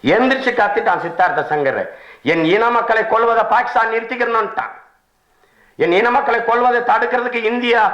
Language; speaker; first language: Tamil; native; Tamil